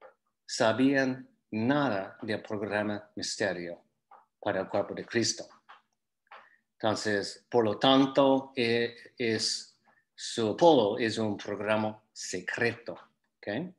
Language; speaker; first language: Spanish; non-native, fluent; English